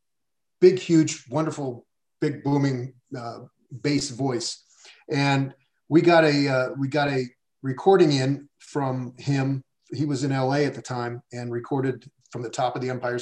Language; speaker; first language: English; native; English